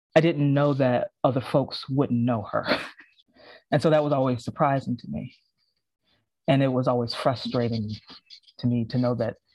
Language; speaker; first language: English; native; English